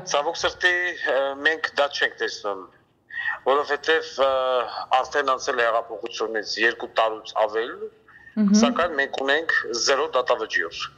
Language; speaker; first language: Armenian; native; Armenian